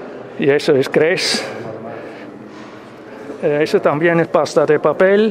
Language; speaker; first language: Spanish; non-native, fluent; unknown